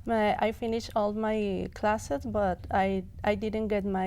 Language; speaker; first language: English; non-native, local second language; Spanish